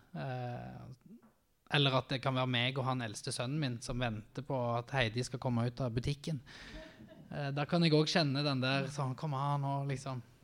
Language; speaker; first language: Norwegian; native; Norwegian